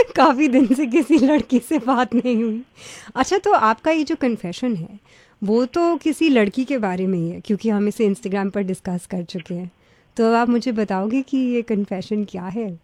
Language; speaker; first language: Hindi; early bilingual, heritage; Hindi